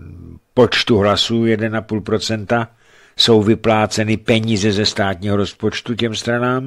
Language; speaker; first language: Czech; native; Czech